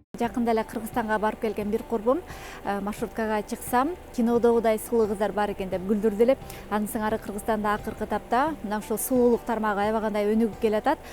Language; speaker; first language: Kyrgyz; native; Kyrgyz